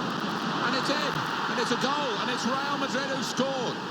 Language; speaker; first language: English; native; English